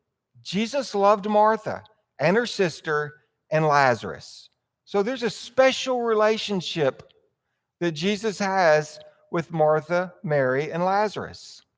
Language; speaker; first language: English; native; English